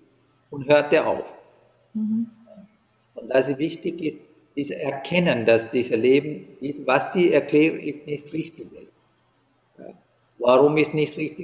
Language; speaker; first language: German; non-native, fluent; Sinhala